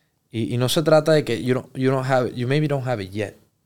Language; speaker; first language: English; early bilingual, other home language; Spanish